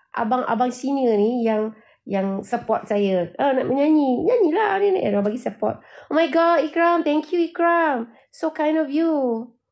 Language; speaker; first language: Malay; native; Malay